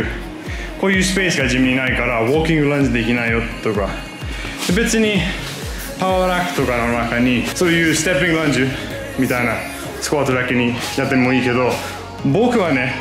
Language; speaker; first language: Japanese; non-native, fluent; English